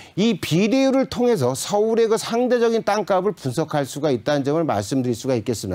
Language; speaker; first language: Korean; native; Korean